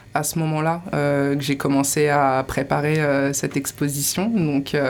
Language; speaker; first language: French; native; French